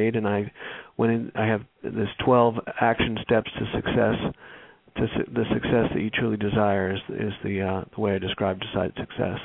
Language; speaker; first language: English; native; English